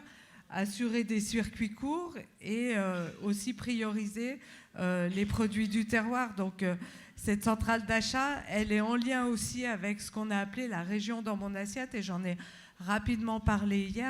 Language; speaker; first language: French; native; French